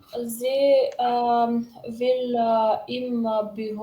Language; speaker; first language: German; non-native, learner; Macedonian